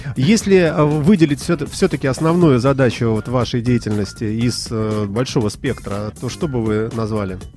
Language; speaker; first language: Russian; native; Russian